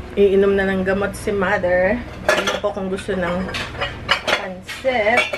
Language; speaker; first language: Filipino; native; Filipino